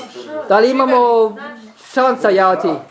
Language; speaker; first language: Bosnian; non-native, learner; Norwegian